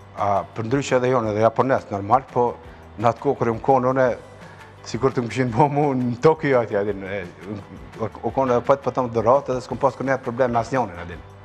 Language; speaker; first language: Albanian; native; Albanian